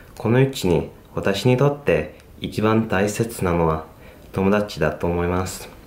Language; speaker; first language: Japanese; non-native, learner; English